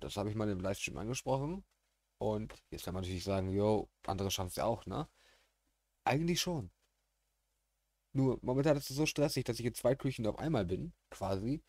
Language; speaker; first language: German; native; German